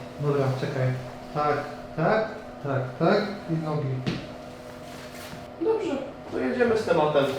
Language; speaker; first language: Polish; native; Polish